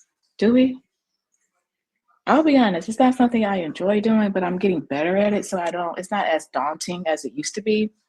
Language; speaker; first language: English; native; English